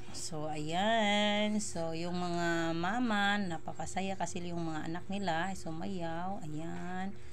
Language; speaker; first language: Filipino; non-native, local second language; Cebuano